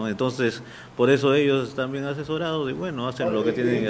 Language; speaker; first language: Spanish; native; Spanish